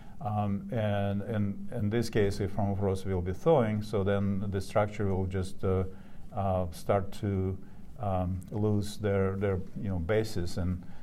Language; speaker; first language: English; non-native, fluent; Russian